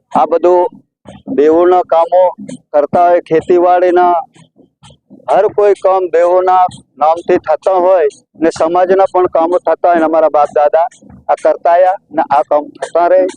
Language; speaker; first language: Gujarati; non-native, local second language; Rathawi